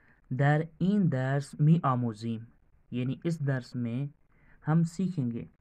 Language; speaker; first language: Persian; non-native, fluent; Urdu